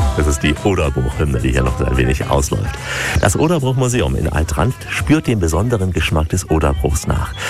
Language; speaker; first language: German; native; German